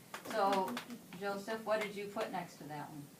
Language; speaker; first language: English; native; English